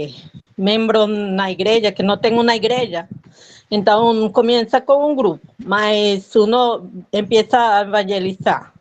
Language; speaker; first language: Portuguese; non-native, fluent; Spanish